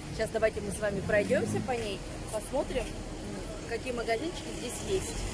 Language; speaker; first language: Russian; native; Russian